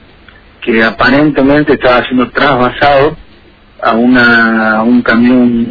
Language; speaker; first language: Spanish; native; Spanish